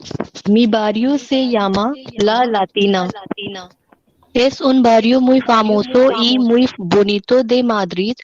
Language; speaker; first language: Spanish; non-native, learner; Hindi